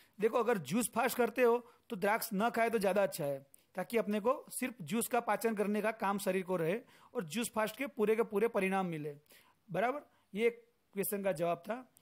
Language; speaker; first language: Hindi; non-native, local second language; Gujarati